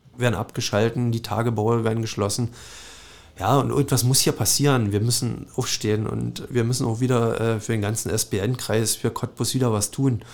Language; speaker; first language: German; native; German